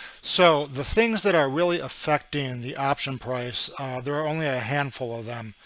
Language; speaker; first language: English; native; English